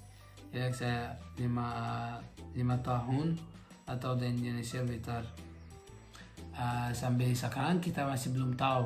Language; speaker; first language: Indonesian; non-native, learner; Arabic